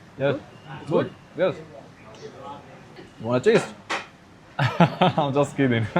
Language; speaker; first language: English; non-native, learner; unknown